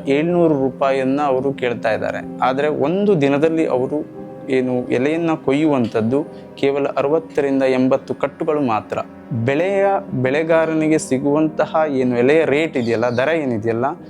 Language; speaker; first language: Kannada; native; Kannada